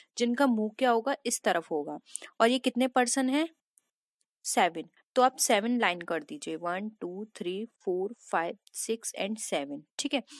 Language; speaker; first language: Hindi; native; Hindi